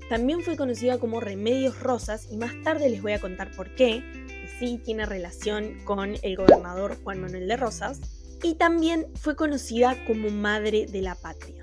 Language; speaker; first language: Spanish; native; Spanish